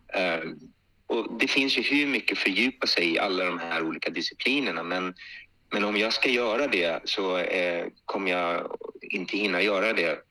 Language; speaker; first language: Swedish; early bilingual, other home language; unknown